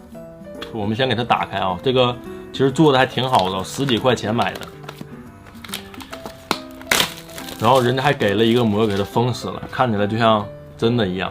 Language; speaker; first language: Chinese; native; Chinese